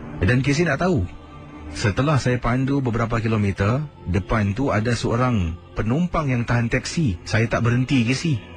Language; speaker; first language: Malay; native; Malay